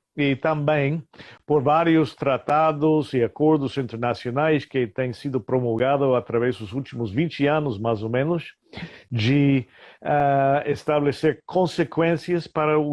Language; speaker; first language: Portuguese; non-native, fluent; English